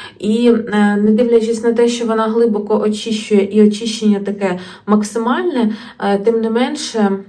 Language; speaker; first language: Ukrainian; non-native, local second language; Russian